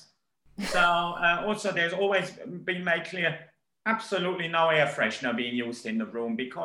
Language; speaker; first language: English; non-native, fluent; German